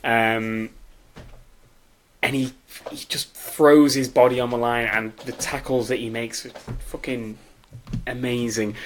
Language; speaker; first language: English; native; English